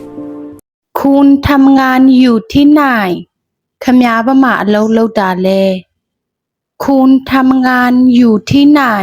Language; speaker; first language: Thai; non-native, fluent; Burmese